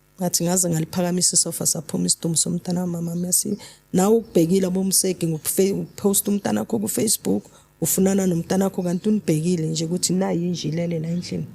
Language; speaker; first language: Zulu; native; Zulu